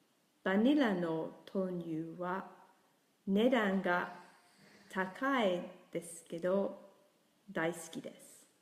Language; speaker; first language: Japanese; non-native, learner; English